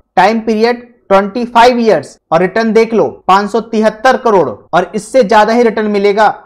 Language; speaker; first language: Hindi; native; Hindi